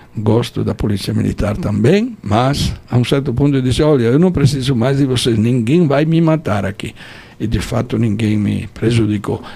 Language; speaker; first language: Portuguese; non-native, fluent; Italian